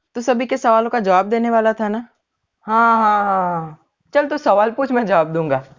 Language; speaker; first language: Hindi; non-native, local second language; Gujarati